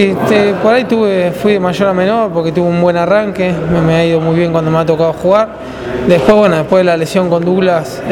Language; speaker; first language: Spanish; native; Spanish